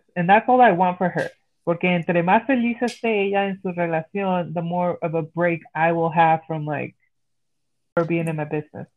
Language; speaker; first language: English; early bilingual, other home language; Spanish